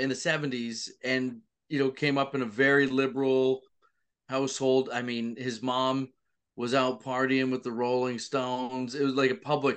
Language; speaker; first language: English; native; English